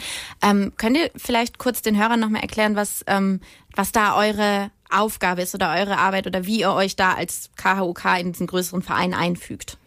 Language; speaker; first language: German; native; German